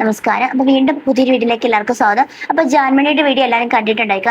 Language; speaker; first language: Malayalam; native; Malayalam